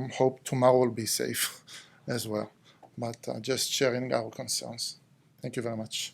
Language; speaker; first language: English; non-native, fluent; Hebrew